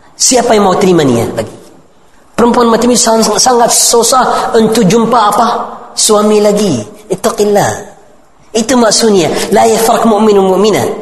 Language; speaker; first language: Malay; non-native, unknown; Arabic